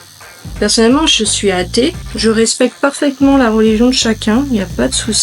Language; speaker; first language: French; native; French